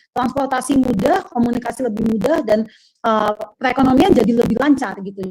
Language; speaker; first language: Indonesian; native; Indonesian